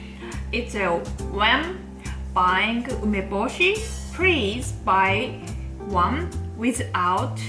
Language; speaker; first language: English; non-native, learner; Japanese